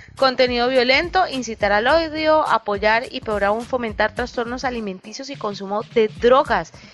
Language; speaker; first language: Spanish; native; Spanish